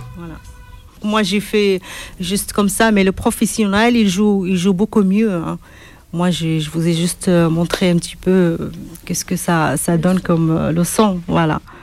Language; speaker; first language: French; non-native, local second language; Arabic